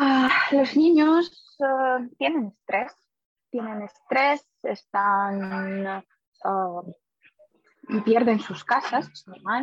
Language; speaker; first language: Spanish; non-native, fluent; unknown